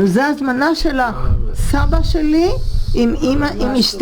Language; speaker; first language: Hebrew; early bilingual, other home language; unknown